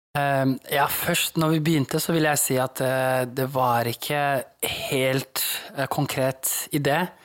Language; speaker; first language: Norwegian; early bilingual, other home language; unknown